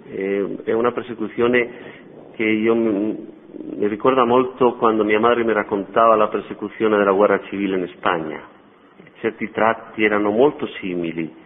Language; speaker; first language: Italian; non-native, fluent; Spanish